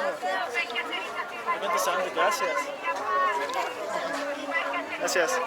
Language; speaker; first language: Spanish; non-native, learner; English